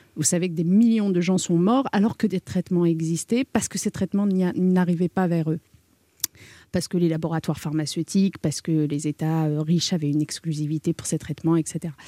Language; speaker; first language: French; early bilingual, other home language; Arabic